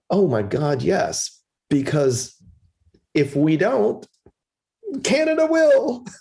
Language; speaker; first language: English; early bilingual, other home language; German